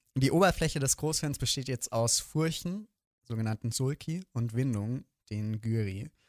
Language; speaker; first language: German; native; German